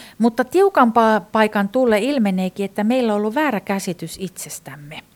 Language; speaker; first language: Finnish; non-native, fluent; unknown